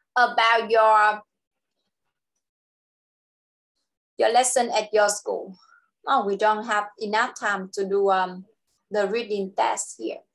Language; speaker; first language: English; non-native, local second language; Vietnamese